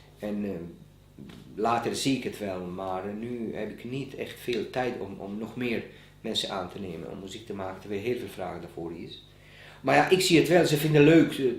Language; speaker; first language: Dutch; non-native, fluent; Bosnian